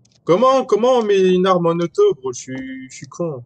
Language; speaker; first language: French; native; French